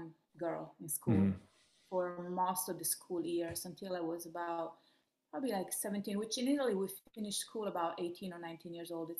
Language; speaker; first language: English; non-native, fluent; Italian